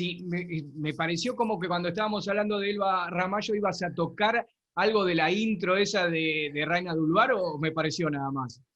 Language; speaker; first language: Spanish; native; Spanish